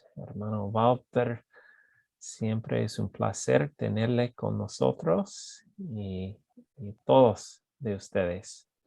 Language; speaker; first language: Spanish; non-native, fluent; English